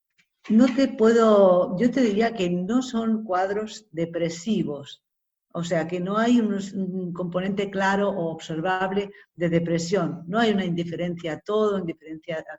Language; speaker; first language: Spanish; native; Spanish